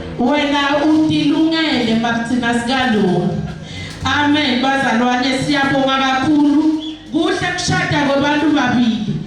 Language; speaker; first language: Zulu; non-native, local second language; Swati